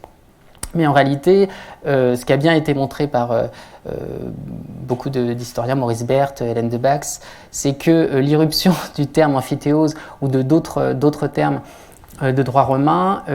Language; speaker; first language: French; native; French